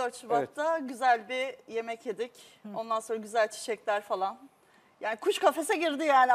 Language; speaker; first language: Turkish; native; Turkish